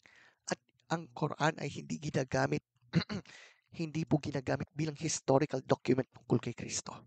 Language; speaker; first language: Filipino; native; Filipino